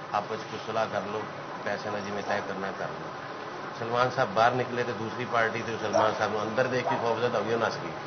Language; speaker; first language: Urdu; non-native, local second language; Punjabi